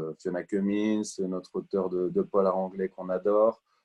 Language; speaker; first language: French; native; French